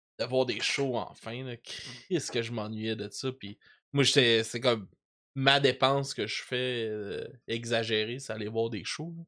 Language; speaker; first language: French; native; French